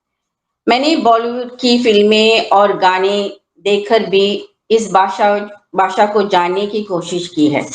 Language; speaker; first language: Hindi; non-native, learner; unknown